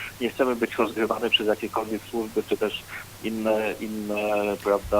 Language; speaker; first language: Polish; native; Polish